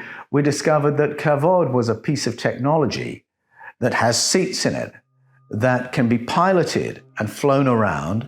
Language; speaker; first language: English; native; English